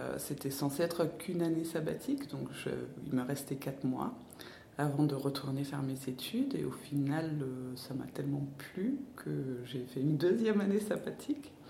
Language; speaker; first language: French; non-native, fluent; Danish